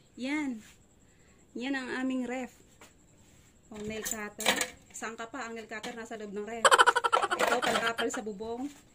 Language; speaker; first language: Filipino; native; Filipino